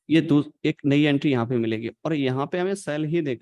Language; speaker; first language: Hindi; native; Hindi